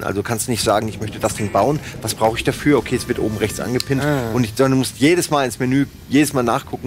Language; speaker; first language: German; native; German